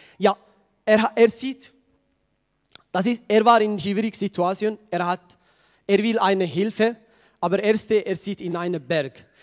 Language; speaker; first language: German; non-native, learner; Tigrinya